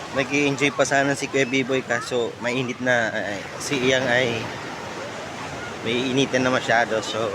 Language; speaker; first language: Filipino; non-native, local second language; Bikol